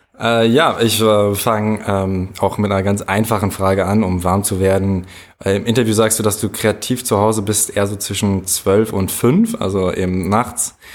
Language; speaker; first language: German; native; German